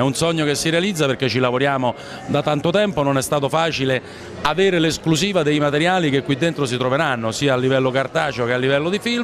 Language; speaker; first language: Italian; native; Italian